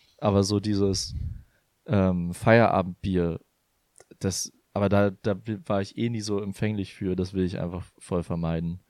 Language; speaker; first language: German; native; German